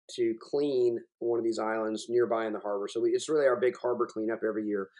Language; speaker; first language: English; native; English